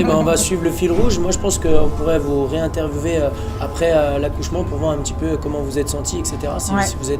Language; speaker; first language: French; native; French